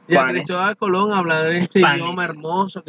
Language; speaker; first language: Spanish; native; Spanish